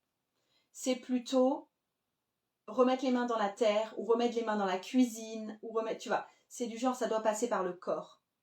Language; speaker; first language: French; native; French